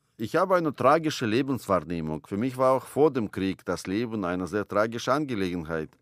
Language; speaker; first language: German; non-native, fluent; Russian